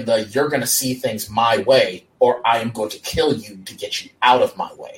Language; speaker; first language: English; native; English